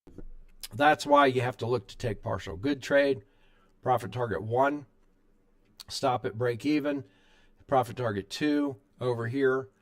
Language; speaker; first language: English; native; English